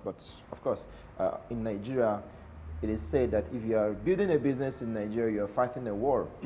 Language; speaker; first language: English; non-native, local second language; Igbo